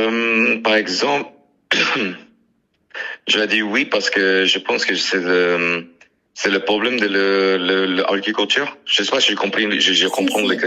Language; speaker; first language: French; non-native, learner; English